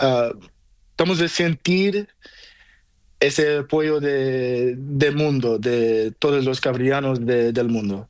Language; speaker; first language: Spanish; non-native, learner; Portuguese